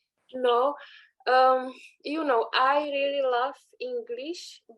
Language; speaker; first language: English; non-native, learner; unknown